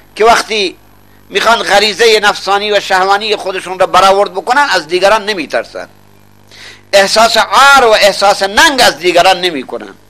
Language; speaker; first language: Persian; non-native, local second language; Baluchi